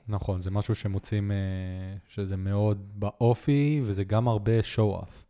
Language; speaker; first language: Hebrew; native; Hebrew